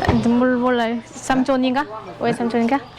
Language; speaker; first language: Korean; non-native, learner; Vietnamese